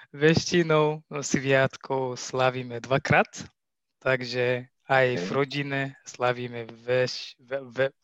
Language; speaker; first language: Slovak; non-native, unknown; Tigrinya